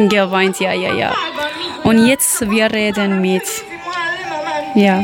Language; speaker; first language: German; non-native, learner; Persian